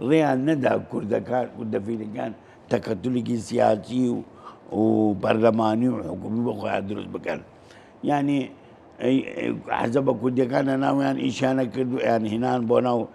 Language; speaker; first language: Central Kurdish; non-native, local second language; Southern Kurdish